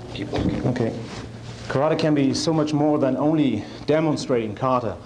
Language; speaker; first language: English; non-native, fluent; German